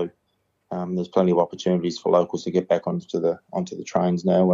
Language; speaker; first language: English; native; English